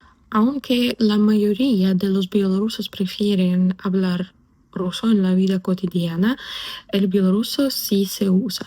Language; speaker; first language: Spanish; non-native, fluent; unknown